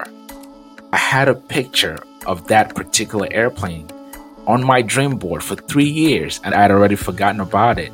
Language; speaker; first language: English; non-native, local second language; Yoruba